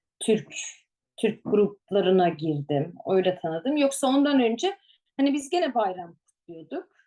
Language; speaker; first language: Turkish; native; Turkish